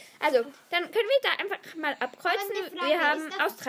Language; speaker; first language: German; native; German